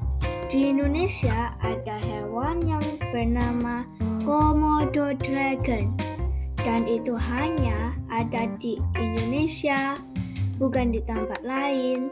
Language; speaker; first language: Indonesian; non-native, learner; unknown